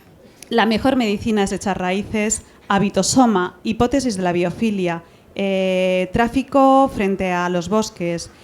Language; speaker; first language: Spanish; native; Spanish